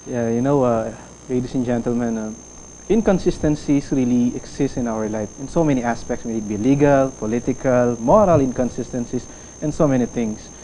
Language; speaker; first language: English; non-native, local second language; Filipino